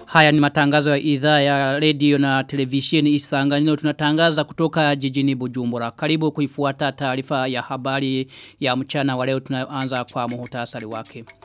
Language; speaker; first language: Swahili; non-native, local second language; Rundi